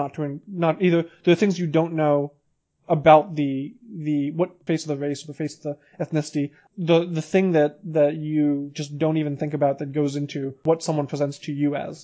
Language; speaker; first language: English; native; English